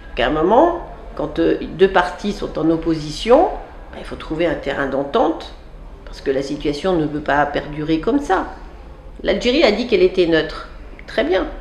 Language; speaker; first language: French; native; French